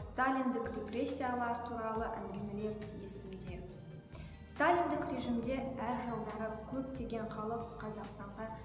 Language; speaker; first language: Kazakh; non-native, local second language; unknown